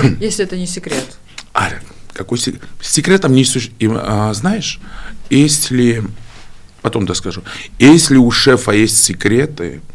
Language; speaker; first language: Russian; non-native, fluent; Georgian